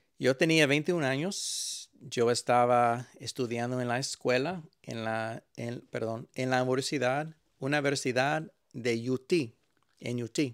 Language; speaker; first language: Spanish; early bilingual, heritage; Spanish